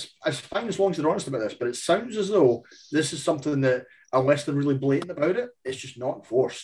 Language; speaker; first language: English; native; English